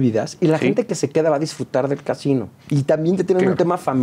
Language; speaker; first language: Spanish; native; Spanish